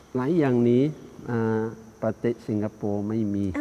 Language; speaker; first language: Thai; non-native, fluent; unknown